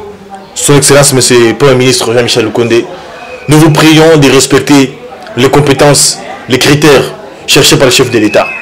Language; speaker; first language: French; non-native, local second language; Lingala